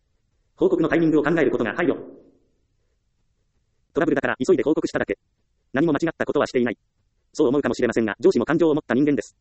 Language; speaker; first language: Japanese; native; Japanese